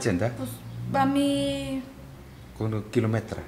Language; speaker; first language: Bulgarian; non-native, learner; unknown